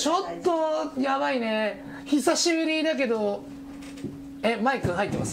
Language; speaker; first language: Japanese; native; Japanese